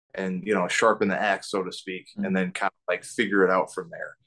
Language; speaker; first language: English; native; English